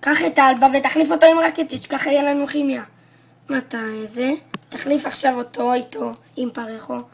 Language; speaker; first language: Hebrew; native; Hebrew